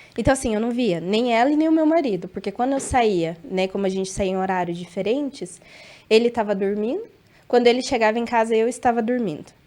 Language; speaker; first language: Portuguese; native; Portuguese